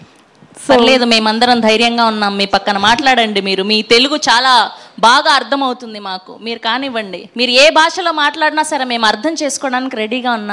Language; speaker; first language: Telugu; native; Telugu